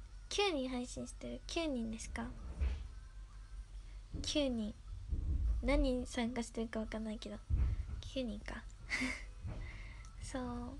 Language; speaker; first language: Japanese; native; Japanese